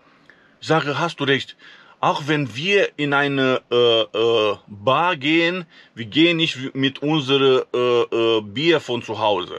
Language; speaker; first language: German; non-native, fluent; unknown